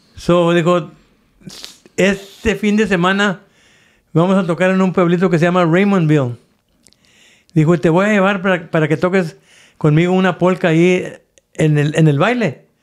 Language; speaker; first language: Spanish; native; Spanish